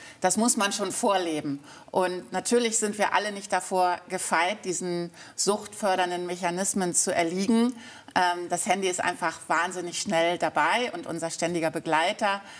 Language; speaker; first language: German; native; German